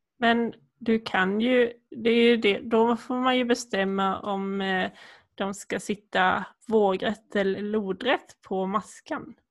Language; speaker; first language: Swedish; native; Swedish